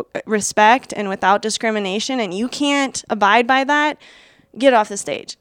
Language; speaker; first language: English; native; English